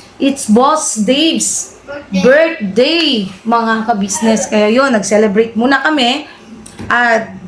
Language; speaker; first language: Filipino; native; Filipino